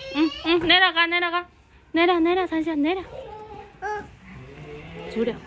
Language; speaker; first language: Korean; non-native, fluent; Chinese